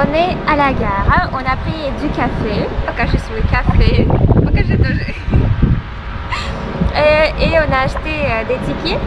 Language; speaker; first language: French; non-native, fluent; Russian